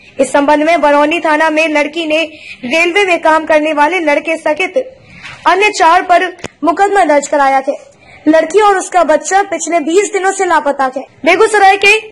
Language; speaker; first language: Hindi; native; Hindi